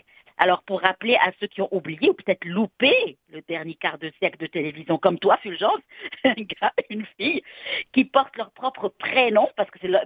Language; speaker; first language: French; native; French